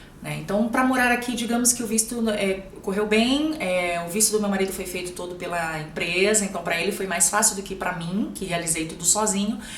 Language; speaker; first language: Portuguese; native; Portuguese